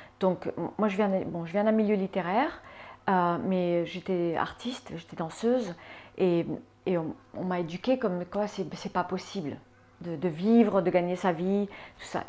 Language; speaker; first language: French; early bilingual, other home language; English